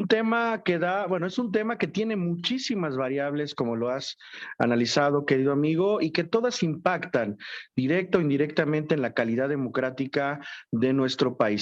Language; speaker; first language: Spanish; native; Spanish